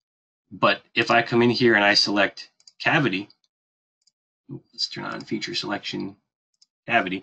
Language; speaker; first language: English; native; English